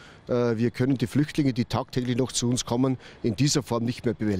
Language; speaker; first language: German; native; German